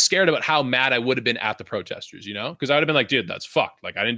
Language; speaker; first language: English; native; English